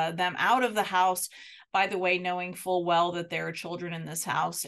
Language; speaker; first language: English; native; English